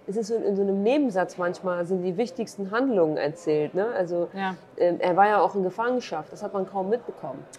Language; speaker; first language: German; early bilingual, other home language; Kurdish